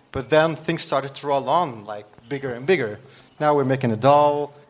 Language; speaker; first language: English; non-native, fluent; Arabic